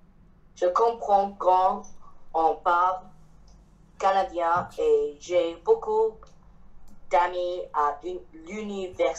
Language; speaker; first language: French; non-native, learner; Chinese